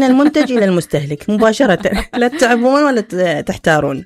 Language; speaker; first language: Arabic; native; Arabic